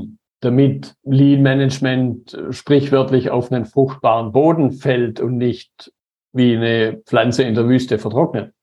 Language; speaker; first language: German; native; German